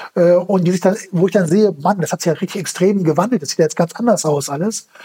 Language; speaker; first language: German; early bilingual, other home language; Turkish